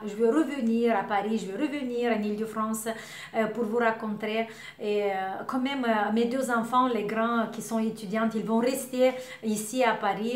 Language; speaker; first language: French; non-native, learner; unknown